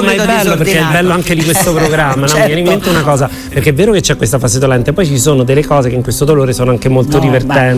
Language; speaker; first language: Italian; native; Italian